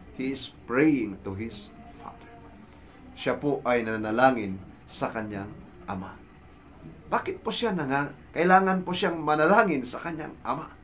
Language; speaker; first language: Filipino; non-native, local second language; Cebuano